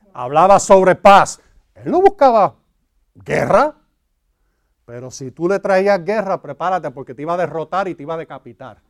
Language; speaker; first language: Spanish; early bilingual, heritage; Spanish